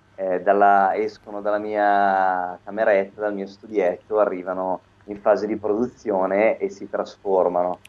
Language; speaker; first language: Italian; native; Italian